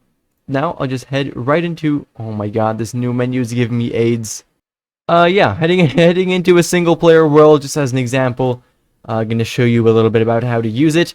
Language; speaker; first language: English; non-native, fluent; Dutch